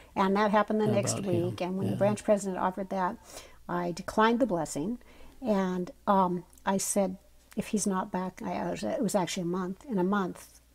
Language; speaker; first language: English; native; English